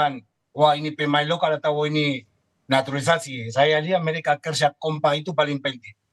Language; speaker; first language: Indonesian; non-native, fluent; Spanish